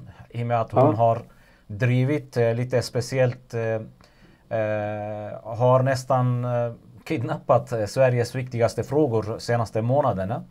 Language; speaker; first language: Swedish; non-native, fluent; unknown